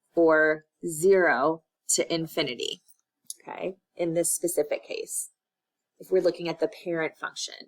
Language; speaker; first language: English; native; English